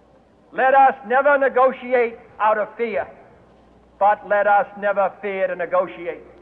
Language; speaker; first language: English; native; English